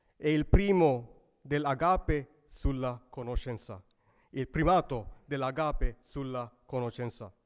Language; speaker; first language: Italian; non-native, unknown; Sinhala